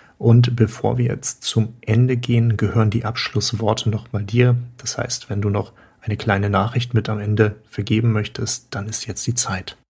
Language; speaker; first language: German; native; German